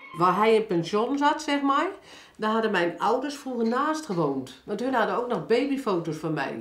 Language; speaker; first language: Dutch; native; Dutch